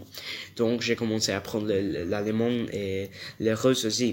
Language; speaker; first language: French; non-native, learner; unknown